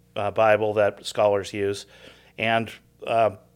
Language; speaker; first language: English; native; English